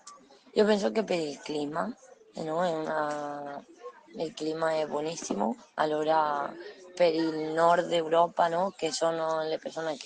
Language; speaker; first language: Italian; non-native, learner; Spanish